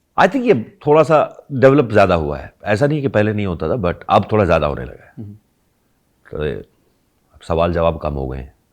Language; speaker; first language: Hindi; native; Hindi